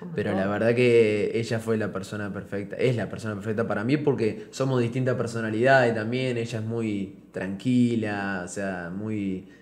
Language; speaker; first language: Spanish; native; Spanish